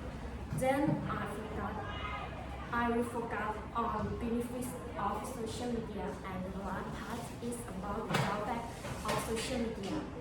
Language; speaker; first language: English; non-native, learner; Thai